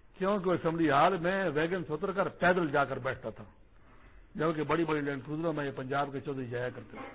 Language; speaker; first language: Urdu; non-native, local second language; Pashto